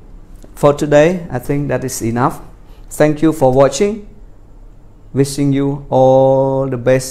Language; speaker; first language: English; non-native, fluent; Khmer